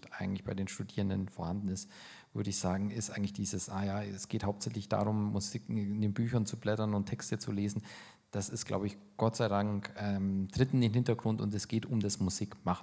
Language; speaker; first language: German; native; German